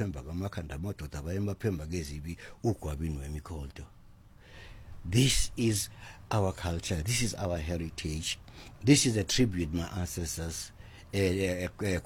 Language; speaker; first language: English; non-native, local second language; Zulu